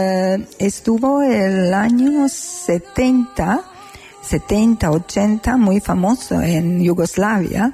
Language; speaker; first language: Spanish; non-native, learner; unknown